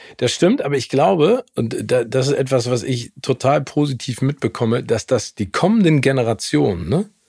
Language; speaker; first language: German; native; German